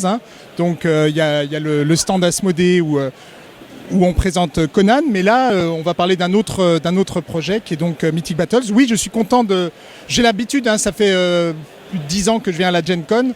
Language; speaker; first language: French; native; French